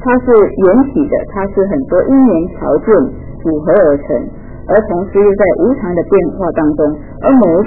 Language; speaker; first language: Chinese; native; Chinese